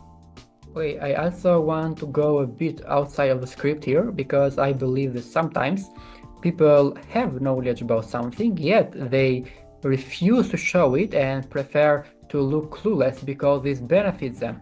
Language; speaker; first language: English; non-native, fluent; Albanian